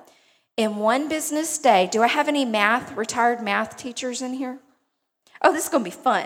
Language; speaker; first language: English; native; English